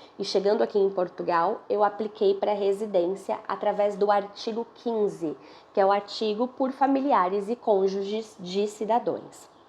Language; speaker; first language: Portuguese; native; Portuguese